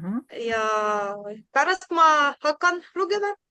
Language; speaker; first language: Estonian; non-native, learner; Russian